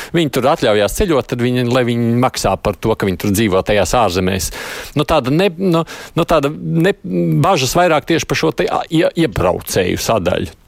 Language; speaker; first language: Latvian; native; Latvian